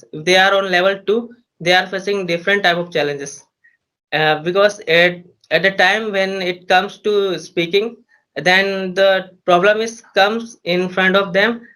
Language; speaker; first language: English; non-native, learner; Hindi